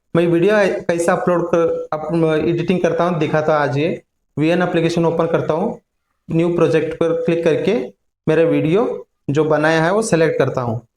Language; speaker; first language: Hindi; non-native, local second language; Kannada